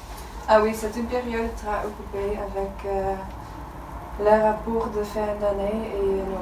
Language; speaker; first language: French; non-native, learner; Dutch